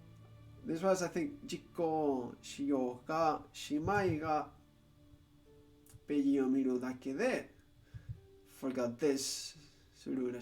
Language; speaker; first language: Japanese; non-native, learner; English